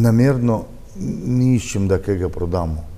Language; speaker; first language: Slovenian; non-native, learner; Russian